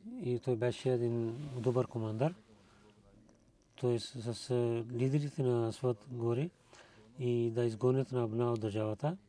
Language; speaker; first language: Bulgarian; non-native, learner; Urdu